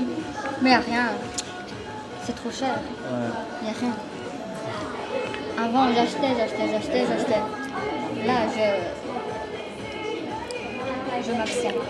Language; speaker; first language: French; early bilingual, heritage; Turkish